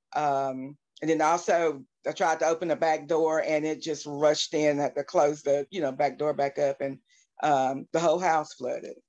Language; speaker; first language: English; native; English